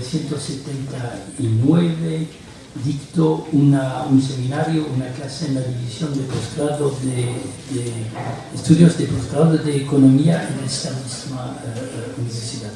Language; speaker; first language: Spanish; non-native, fluent; French